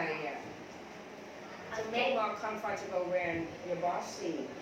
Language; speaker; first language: English; non-native, learner; Thai